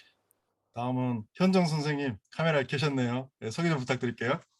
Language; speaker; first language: Korean; native; Korean